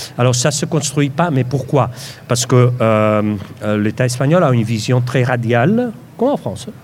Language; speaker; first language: French; non-native, fluent; Catalan